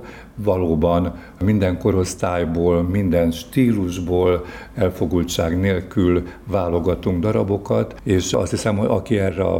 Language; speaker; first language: Hungarian; native; Hungarian